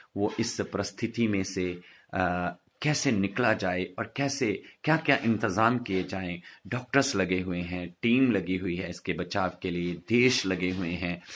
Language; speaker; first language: Hindi; non-native, local second language; Punjabi